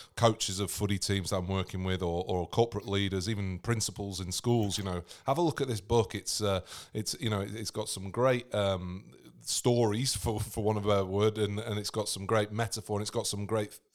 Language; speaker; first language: English; native; English